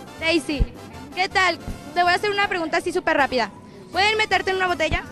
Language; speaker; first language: Spanish; native; Spanish